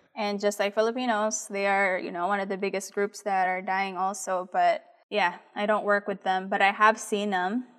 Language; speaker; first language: English; early bilingual, other home language; Filipino